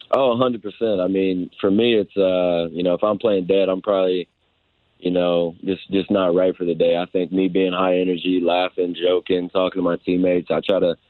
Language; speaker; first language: English; native; English